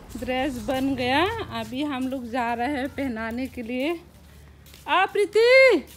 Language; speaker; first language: Hindi; non-native, local second language; Kok Borok